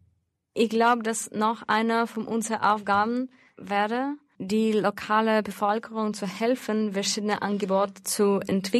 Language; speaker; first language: German; non-native, fluent; Russian